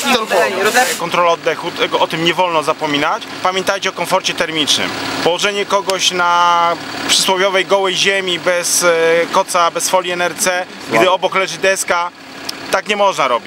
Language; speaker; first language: Polish; native; Polish